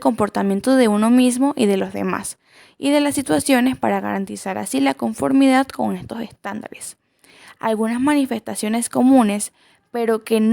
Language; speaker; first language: Spanish; native; Spanish